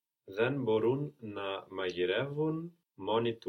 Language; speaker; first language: Greek; non-native, learner; English